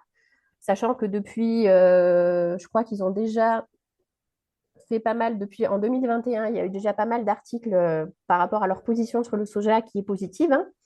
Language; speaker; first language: French; native; French